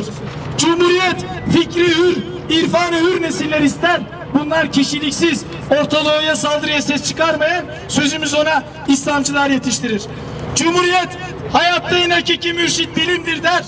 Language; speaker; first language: Turkish; native; Turkish